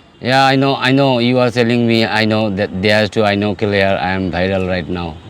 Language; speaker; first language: English; non-native, local second language; Bangla